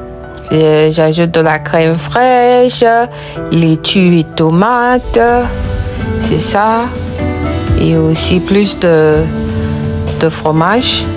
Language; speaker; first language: French; non-native, local second language; Haitian Creole